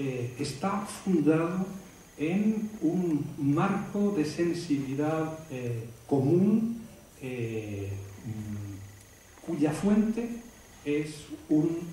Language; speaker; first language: Spanish; native; Spanish